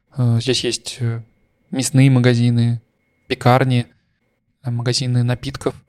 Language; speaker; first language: Russian; native; Russian